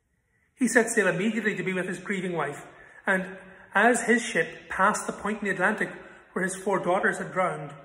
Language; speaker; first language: English; native; English